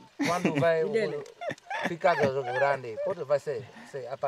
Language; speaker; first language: Portuguese; non-native, learner; Vietnamese